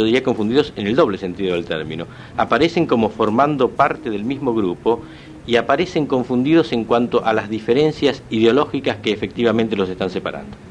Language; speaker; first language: Spanish; native; Spanish